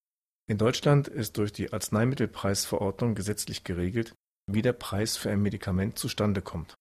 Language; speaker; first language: German; native; German